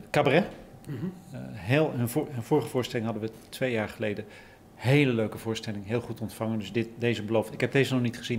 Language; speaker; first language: Dutch; native; Dutch